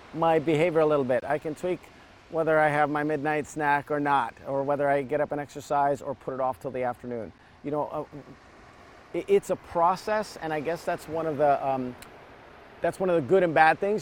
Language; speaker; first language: English; early bilingual, other home language; Serbian